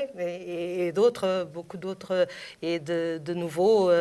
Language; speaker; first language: French; non-native, fluent; Portuguese